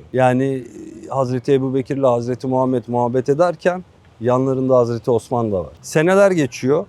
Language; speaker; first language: Turkish; native; Turkish